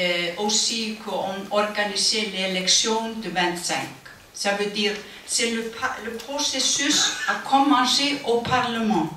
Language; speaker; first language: French; non-native, learner; Icelandic